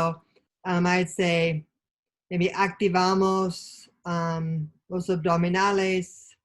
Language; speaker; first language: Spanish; non-native, learner; English